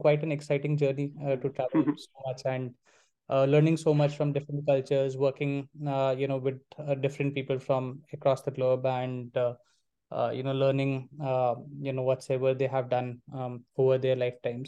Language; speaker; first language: English; non-native, local second language; Hindi